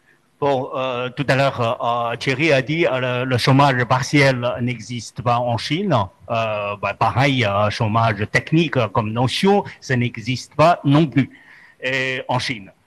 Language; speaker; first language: French; non-native, fluent; Chinese